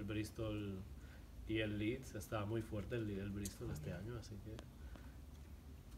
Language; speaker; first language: Spanish; native; Spanish